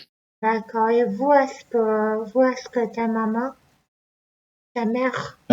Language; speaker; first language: French; non-native, learner; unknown